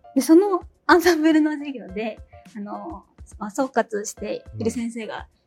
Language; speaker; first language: Japanese; native; Japanese